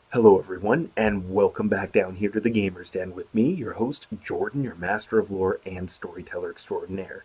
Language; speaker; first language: English; native; English